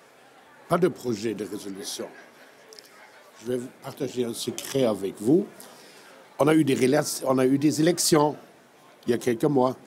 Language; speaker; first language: French; non-native, fluent; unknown